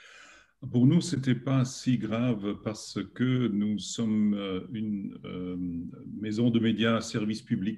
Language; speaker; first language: French; non-native, learner; German